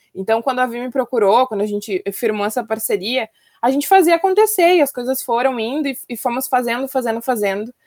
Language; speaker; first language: Portuguese; native; Portuguese